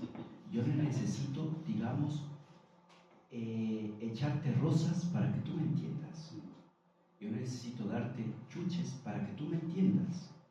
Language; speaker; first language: Spanish; native; Spanish